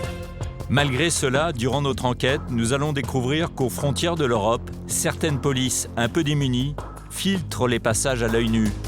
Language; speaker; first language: French; native; French